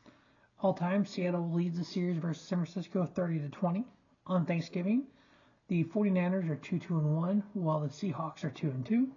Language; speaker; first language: English; native; English